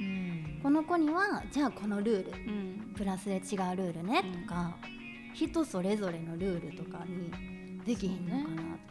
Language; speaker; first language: Japanese; native; Japanese